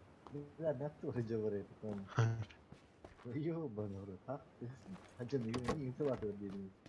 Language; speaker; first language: Russian; non-native, local second language; Yakut